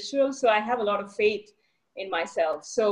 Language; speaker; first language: English; non-native, local second language; Bangla